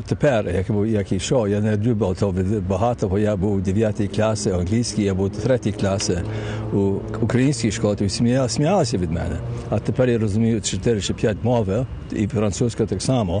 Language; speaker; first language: Ukrainian; early bilingual, heritage; Ukrainian